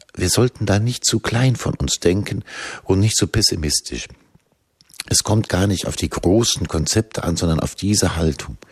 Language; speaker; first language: German; native; German